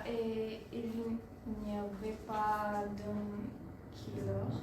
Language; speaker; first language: French; non-native, learner; Bulgarian